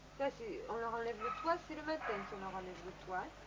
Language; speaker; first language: French; native; French